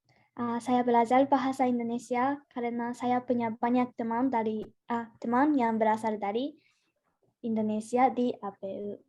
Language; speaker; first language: Indonesian; non-native, learner; Japanese